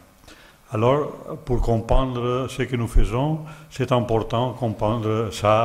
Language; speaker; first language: French; non-native, learner; Catalan